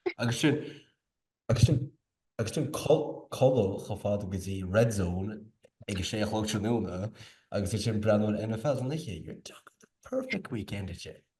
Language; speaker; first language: Irish; native; Irish